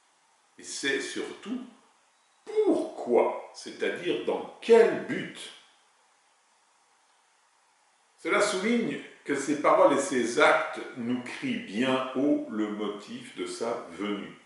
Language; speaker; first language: French; native; French